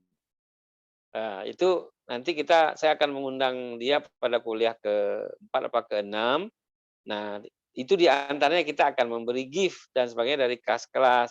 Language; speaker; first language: Indonesian; native; Indonesian